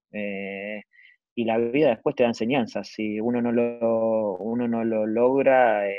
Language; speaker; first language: Spanish; native; Spanish